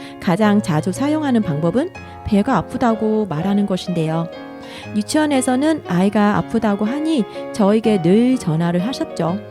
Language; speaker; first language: Korean; non-native, fluent; Vietnamese